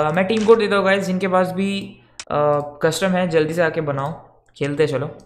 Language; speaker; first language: Hindi; non-native, local second language; Bangla